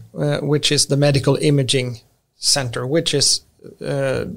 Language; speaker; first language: English; non-native, fluent; Swedish